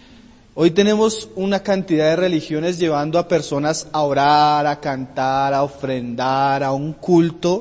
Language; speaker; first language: Spanish; native; Spanish